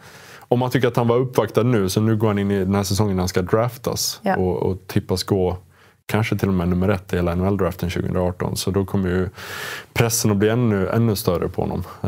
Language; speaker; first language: Swedish; native; Swedish